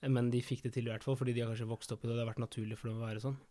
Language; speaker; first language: Norwegian; early bilingual, other home language; Spanish